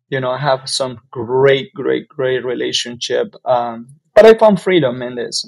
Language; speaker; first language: English; non-native, fluent; Spanish